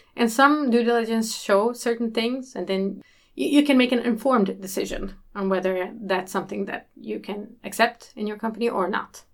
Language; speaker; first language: English; early bilingual, other home language; Swedish